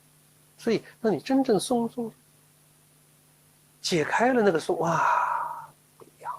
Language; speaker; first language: Chinese; native; Chinese